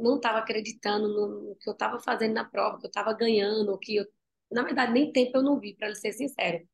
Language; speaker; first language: Portuguese; native; Portuguese